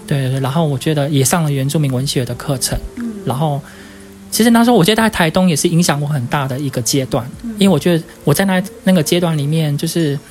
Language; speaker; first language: Chinese; native; Chinese